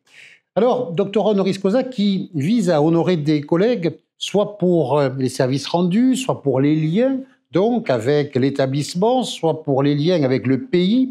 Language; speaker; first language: French; native; French